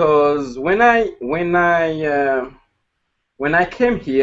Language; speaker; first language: English; non-native, learner; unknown